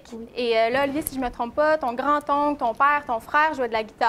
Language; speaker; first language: French; native; French